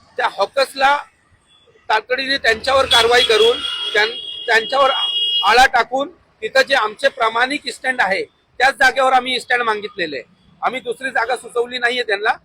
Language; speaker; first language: Marathi; native; Marathi